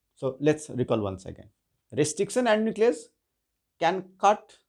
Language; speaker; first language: English; non-native, local second language; Nepali